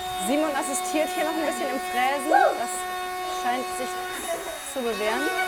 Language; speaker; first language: German; native; German